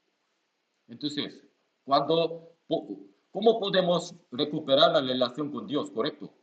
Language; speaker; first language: Spanish; non-native, learner; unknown